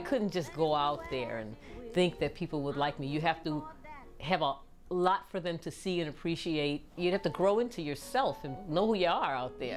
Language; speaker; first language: English; native; English